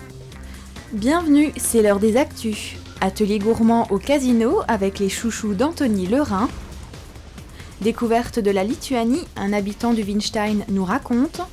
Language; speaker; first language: French; native; French